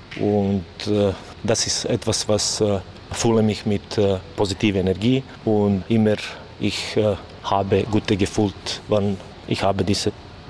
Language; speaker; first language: German; non-native, learner; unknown